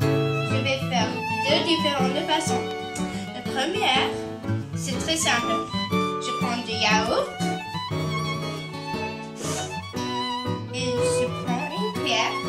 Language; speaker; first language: French; non-native, learner; English